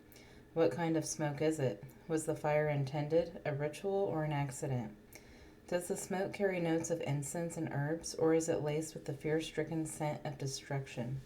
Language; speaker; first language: English; native; English